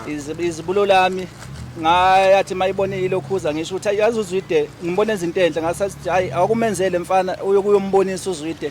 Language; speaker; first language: Zulu; native; Zulu